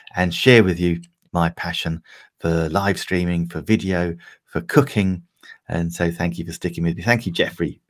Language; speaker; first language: English; native; English